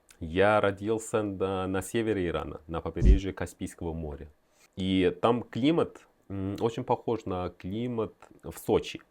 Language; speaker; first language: Russian; non-native, fluent; Persian